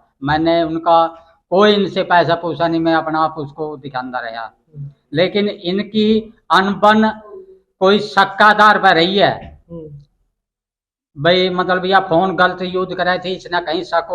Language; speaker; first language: Hindi; non-native, local second language; Haryanvi